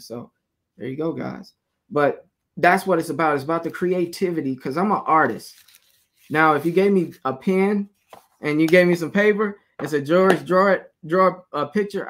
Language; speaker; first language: English; native; English